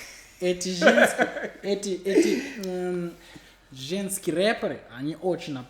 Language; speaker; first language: Russian; non-native, fluent; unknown